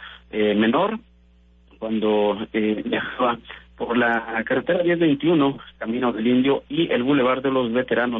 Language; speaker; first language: Spanish; native; Spanish